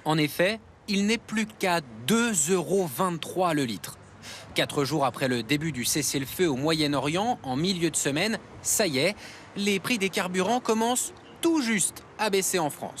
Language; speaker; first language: French; native; French